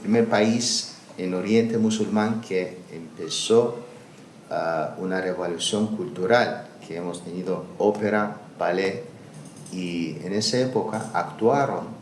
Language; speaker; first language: Spanish; non-native, learner; Azerbaijani